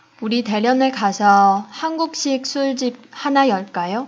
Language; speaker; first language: Korean; non-native, fluent; Chinese